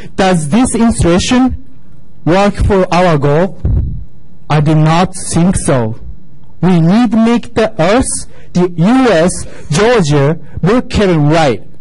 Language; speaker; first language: English; non-native, fluent; Japanese